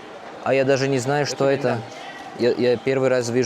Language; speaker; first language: Russian; non-native, learner; Lithuanian